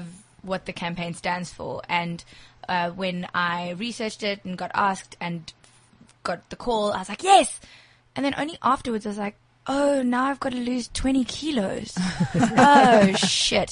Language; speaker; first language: English; native; English